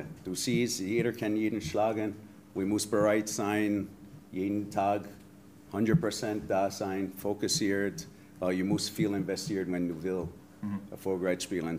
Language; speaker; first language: German; non-native, fluent; English